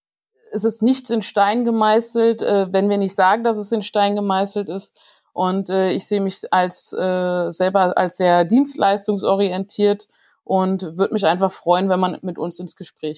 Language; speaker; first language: German; native; German